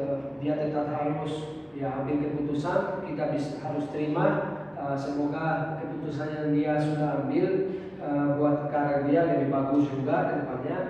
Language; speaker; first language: Indonesian; non-native, fluent; Portuguese